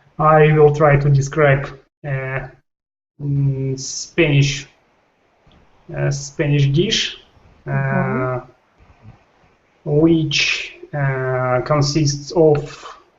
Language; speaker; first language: English; non-native, learner; Russian